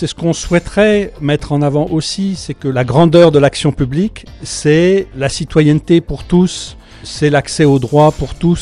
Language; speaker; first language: French; native; French